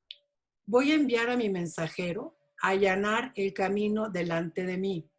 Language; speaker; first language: Spanish; native; Spanish